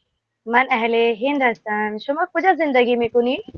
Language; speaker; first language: Persian; non-native, learner; Urdu